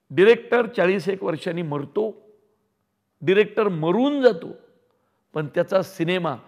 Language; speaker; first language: Marathi; native; Marathi